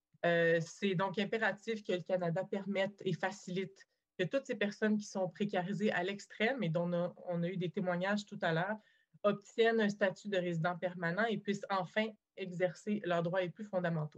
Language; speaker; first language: French; native; French